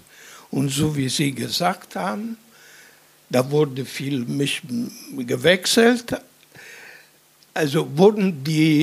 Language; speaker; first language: German; non-native, fluent; Italian